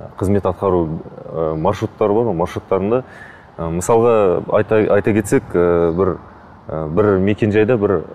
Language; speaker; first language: Kazakh; native; Kazakh